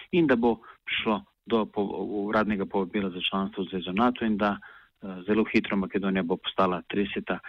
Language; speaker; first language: Slovenian; non-native, local second language; Bosnian